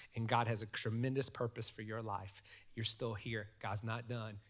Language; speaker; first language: English; native; English